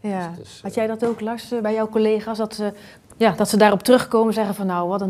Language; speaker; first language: Dutch; native; Dutch